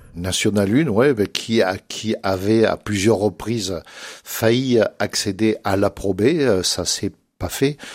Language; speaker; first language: French; native; French